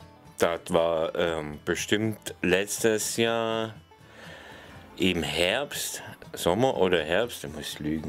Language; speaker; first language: German; native; German